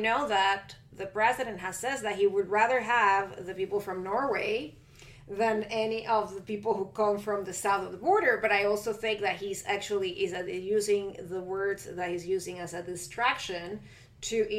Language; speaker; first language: English; non-native, fluent; Spanish